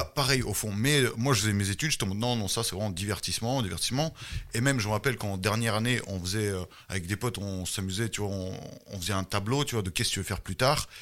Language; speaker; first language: French; early bilingual, other home language; Russian